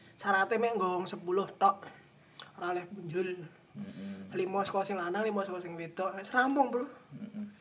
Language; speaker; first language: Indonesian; non-native, local second language; Javanese